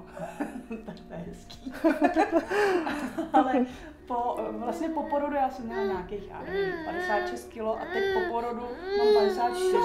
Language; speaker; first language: Czech; native; Czech